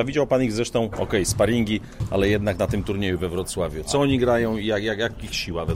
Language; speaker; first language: Polish; native; Polish